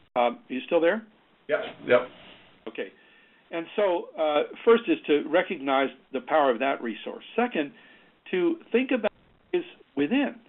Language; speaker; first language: English; native; English